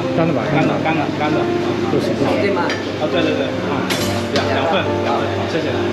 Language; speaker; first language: Chinese; early bilingual, heritage; Chinese